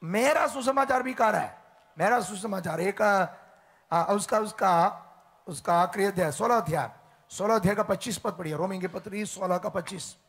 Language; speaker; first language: Hindi; native; Hindi